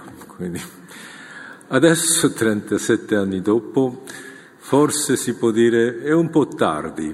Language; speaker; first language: Italian; non-native, fluent; Korean